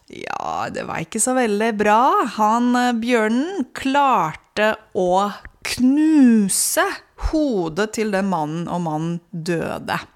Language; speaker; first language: Norwegian; non-native, fluent; Romanian